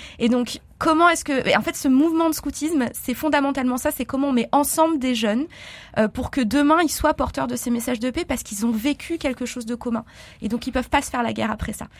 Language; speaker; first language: French; native; French